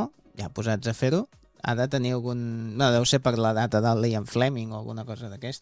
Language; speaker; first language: Catalan; native; Catalan